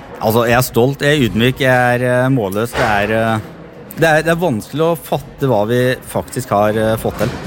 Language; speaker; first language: Norwegian; native; Norwegian